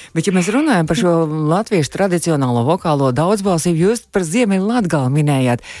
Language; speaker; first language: Latvian; native; Latvian